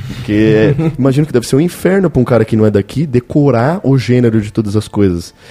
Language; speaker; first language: Portuguese; native; Portuguese